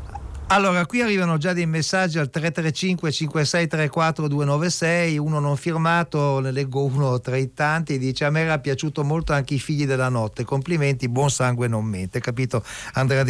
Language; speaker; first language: Italian; native; Italian